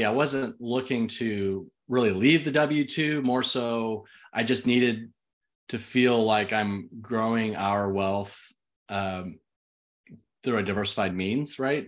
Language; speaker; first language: English; native; English